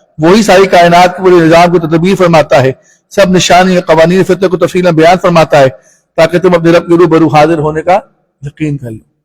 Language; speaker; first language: Urdu; non-native, local second language; Punjabi